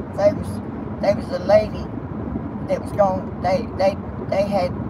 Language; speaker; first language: English; native; English